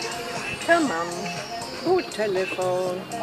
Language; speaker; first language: Turkish; non-native, learner; English